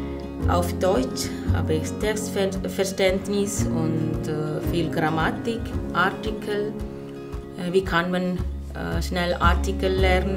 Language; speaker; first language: German; non-native, learner; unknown